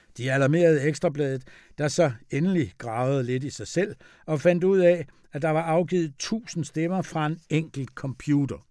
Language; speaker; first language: Danish; native; Danish